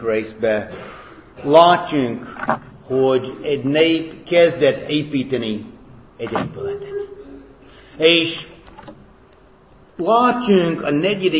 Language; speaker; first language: Hungarian; non-native, fluent; English